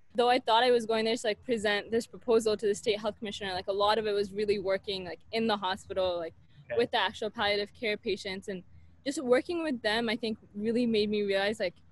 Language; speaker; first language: English; native; English